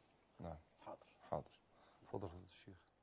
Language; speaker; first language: Arabic; native; Arabic